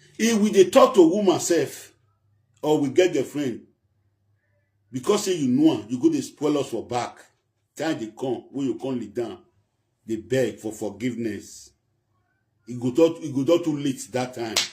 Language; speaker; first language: Nigerian Pidgin; native; Nigerian Pidgin